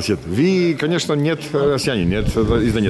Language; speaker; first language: Russian; non-native, learner; Serbian